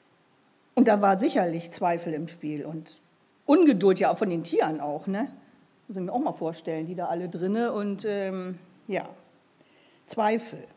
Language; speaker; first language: German; native; German